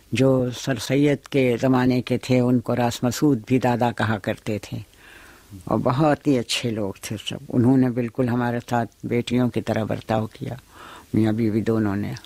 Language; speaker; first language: Urdu; native; Urdu